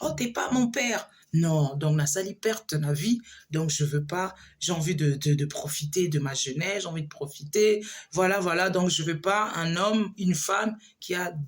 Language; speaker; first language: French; non-native, local second language; Lingala